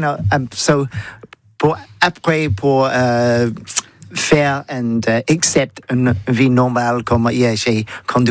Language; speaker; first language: French; non-native, learner; English